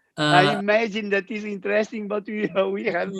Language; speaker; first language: English; non-native, learner; Italian